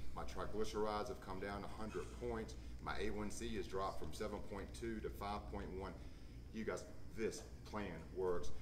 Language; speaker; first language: English; native; English